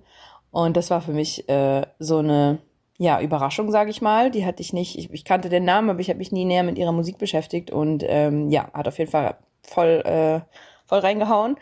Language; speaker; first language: German; native; German